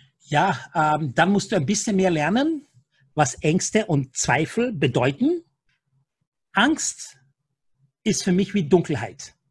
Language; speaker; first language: German; non-native, fluent; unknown